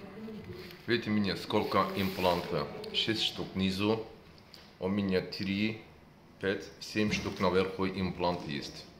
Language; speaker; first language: Russian; non-native, learner; Turkish